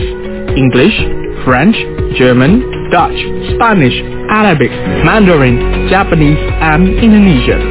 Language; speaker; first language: English; non-native, fluent; Indonesian